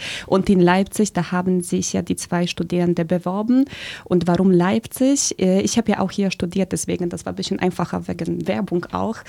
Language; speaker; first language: German; early bilingual, other home language; Polish